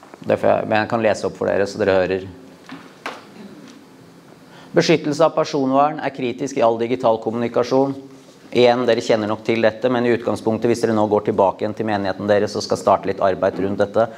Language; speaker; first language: Norwegian; native; Norwegian